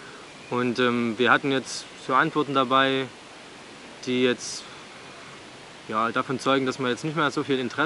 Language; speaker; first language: German; native; German